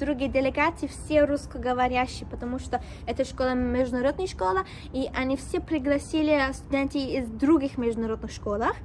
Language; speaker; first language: Russian; non-native, learner; Turkish